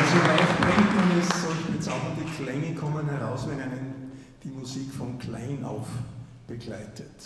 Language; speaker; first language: German; native; German